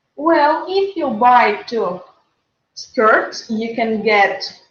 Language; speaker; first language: English; non-native, fluent; Russian